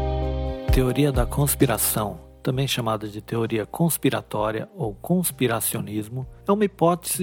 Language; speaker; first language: Portuguese; native; Portuguese